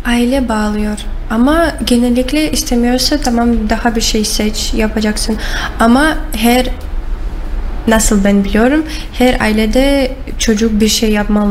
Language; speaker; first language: Turkish; non-native, learner; Russian